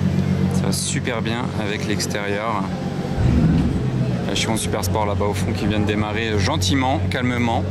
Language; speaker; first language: French; native; French